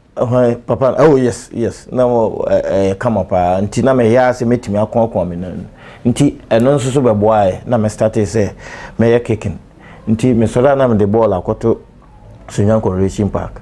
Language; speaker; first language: English; non-native, local second language; Akan